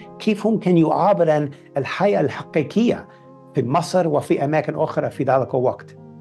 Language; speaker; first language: Arabic; non-native, fluent; English